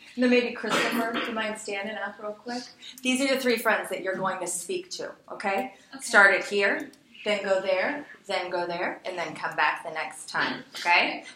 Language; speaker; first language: English; non-native, fluent; Spanish